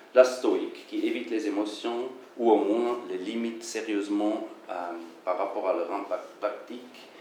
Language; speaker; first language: French; non-native, fluent; German